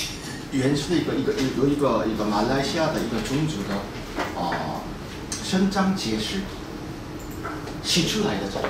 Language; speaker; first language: Chinese; non-native, fluent; Korean